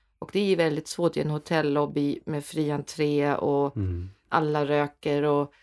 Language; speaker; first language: Swedish; non-native, fluent; German